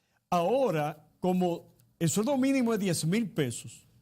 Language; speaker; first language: Spanish; native; Spanish